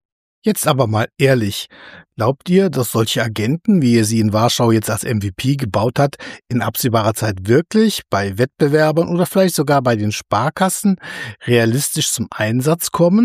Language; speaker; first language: German; native; German